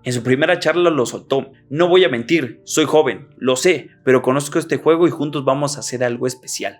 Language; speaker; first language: Spanish; native; Spanish